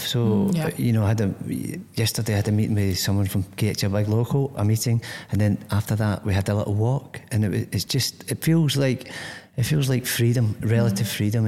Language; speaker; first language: English; native; English